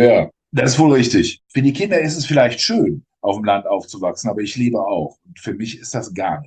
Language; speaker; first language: German; native; German